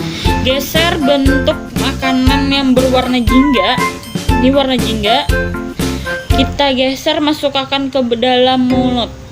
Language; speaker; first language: Indonesian; native; Indonesian